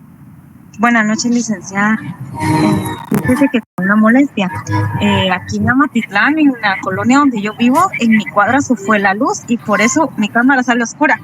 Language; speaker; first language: Spanish; native; Spanish